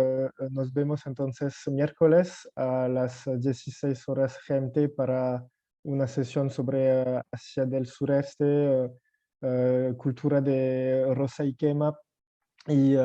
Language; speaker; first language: Spanish; non-native, fluent; French